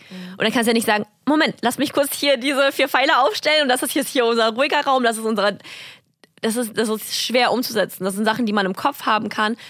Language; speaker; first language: German; early bilingual, other home language; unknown